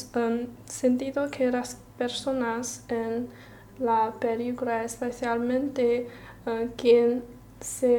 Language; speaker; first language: Spanish; non-native, learner; Chinese